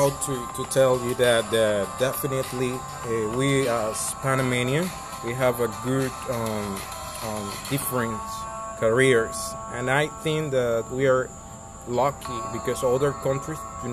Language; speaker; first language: English; non-native, fluent; Spanish